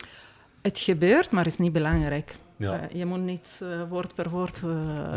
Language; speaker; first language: Dutch; non-native, fluent; Italian